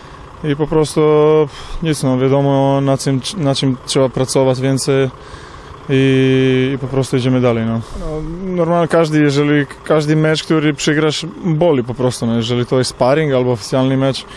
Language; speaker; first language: Polish; non-native, fluent; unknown